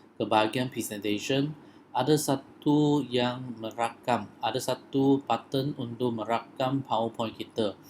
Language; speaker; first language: Malay; non-native, local second language; Chinese